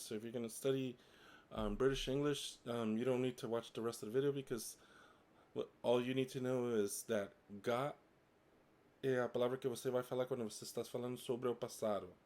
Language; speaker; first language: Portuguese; non-native, fluent; English